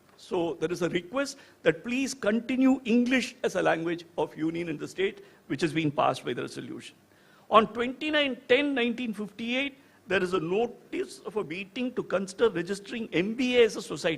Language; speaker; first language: English; non-native, local second language; Tamil